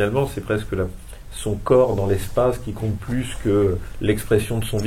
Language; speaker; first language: French; native; French